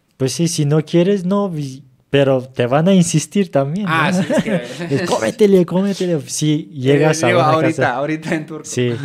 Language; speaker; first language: Spanish; non-native, fluent; Turkish